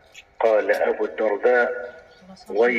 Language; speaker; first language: Arabic; native; Arabic